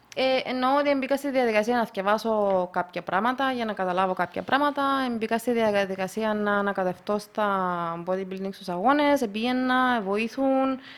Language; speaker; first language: Greek; early bilingual, other home language; Russian